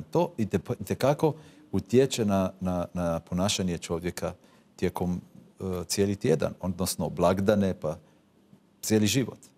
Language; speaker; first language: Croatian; non-native, fluent; Hebrew